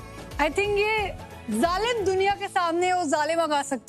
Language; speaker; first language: Hindi; native; Hindi